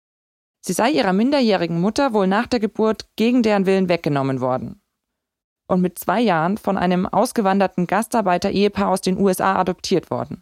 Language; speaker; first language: German; native; German